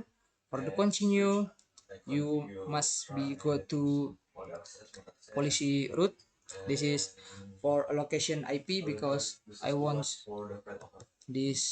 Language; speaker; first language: English; non-native, learner; Indonesian